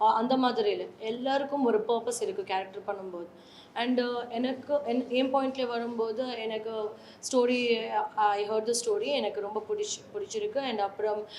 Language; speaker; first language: Tamil; non-native, learner; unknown